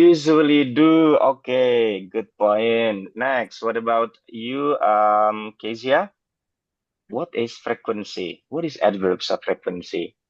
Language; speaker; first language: English; non-native, fluent; Indonesian